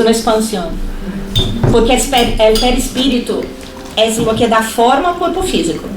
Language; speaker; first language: Spanish; non-native, fluent; Portuguese